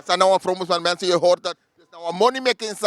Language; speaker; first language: Dutch; native; Dutch